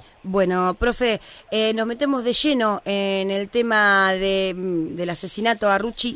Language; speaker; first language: Spanish; native; Spanish